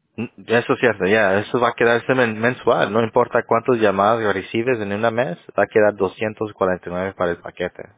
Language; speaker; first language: Spanish; early bilingual, heritage; Spanish